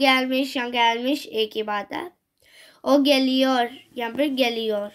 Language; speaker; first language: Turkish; non-native, fluent; Urdu